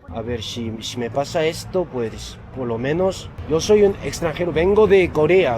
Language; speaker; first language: Spanish; non-native, fluent; Korean